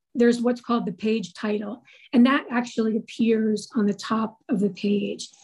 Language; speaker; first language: English; native; English